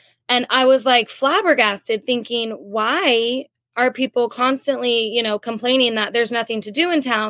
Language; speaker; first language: English; native; English